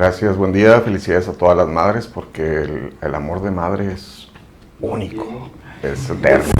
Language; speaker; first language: Spanish; native; Spanish